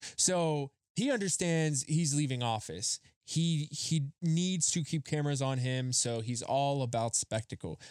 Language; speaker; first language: English; native; English